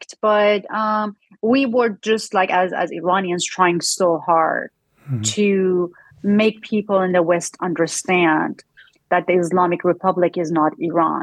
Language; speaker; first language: English; non-native, fluent; Persian